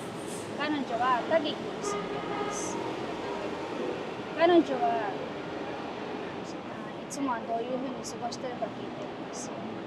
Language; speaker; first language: Japanese; non-native, fluent; Filipino